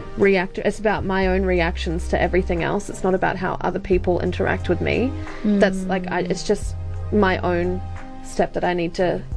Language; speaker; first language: English; native; English